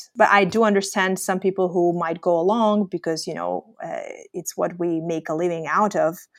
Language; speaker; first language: English; native; English